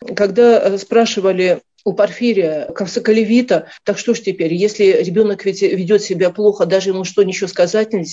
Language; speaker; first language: Russian; native; Russian